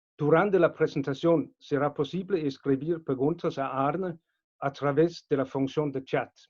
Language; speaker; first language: Spanish; non-native, fluent; Danish